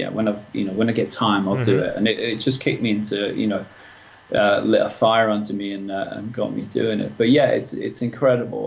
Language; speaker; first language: English; native; English